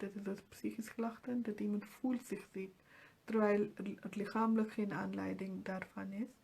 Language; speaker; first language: Dutch; non-native, fluent; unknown